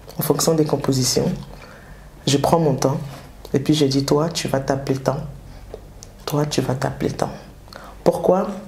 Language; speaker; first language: French; early bilingual, other home language; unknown